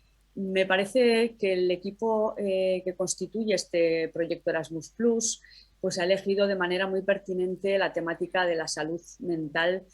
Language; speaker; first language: Spanish; native; Spanish